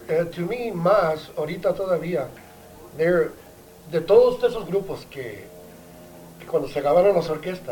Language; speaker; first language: Spanish; early bilingual, heritage; Spanish